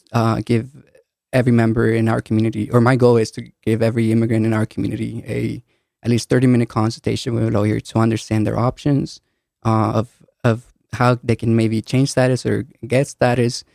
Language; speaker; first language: English; early bilingual, other home language; Spanish